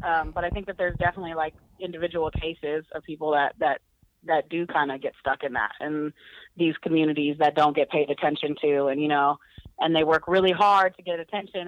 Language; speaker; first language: English; native; English